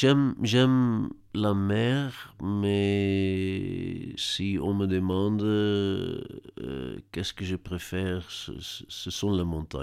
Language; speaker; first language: French; non-native, learner; Dutch